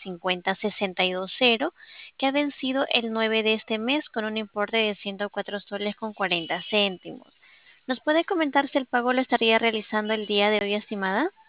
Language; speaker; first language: Spanish; native; Spanish